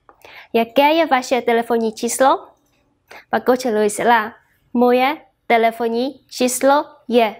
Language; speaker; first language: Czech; non-native, fluent; Vietnamese